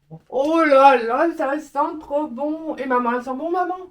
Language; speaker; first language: French; native; French